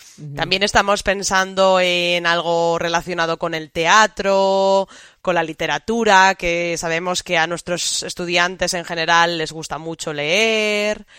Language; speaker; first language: Spanish; native; Spanish